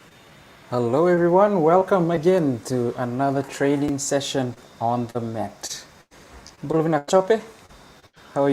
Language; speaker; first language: English; non-native, local second language; Fijian